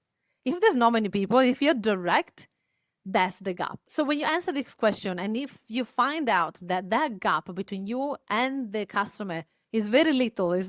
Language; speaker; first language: English; non-native, fluent; Italian